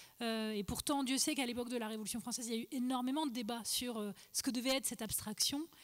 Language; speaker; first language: French; non-native, local second language; Arabic